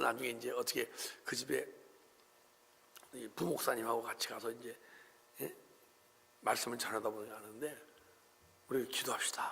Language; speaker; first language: Korean; native; Korean